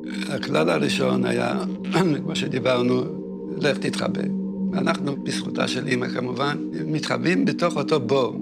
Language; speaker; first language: Hebrew; non-native, fluent; Yiddish